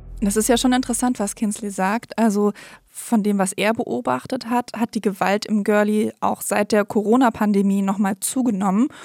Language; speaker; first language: German; native; German